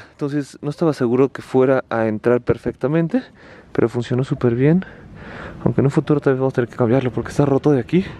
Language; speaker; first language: Spanish; native; Spanish